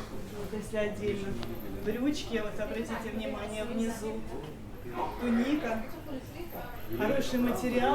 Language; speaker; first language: Russian; native; Russian